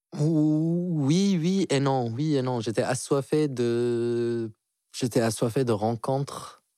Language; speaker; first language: French; non-native, local second language; Arabic